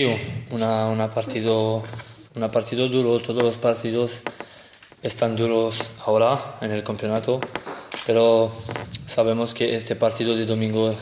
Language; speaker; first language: Spanish; non-native, learner; French